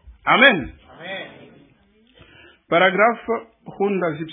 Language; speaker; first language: German; non-native, learner; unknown